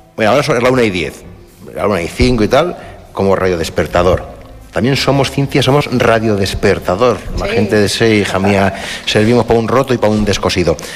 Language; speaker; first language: Spanish; native; Spanish